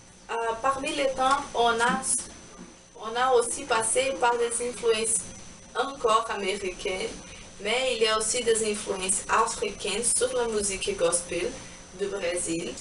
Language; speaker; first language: French; non-native, learner; Portuguese